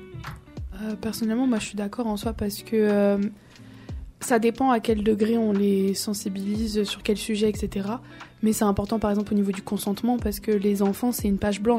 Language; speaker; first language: French; native; French